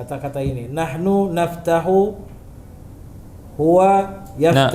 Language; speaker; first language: Indonesian; native; Indonesian